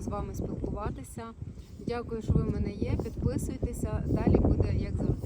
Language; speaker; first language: Ukrainian; non-native, local second language; Russian